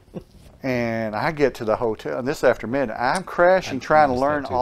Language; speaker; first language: English; native; English